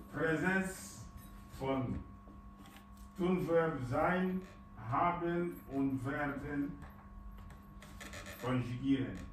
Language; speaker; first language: German; non-native, fluent; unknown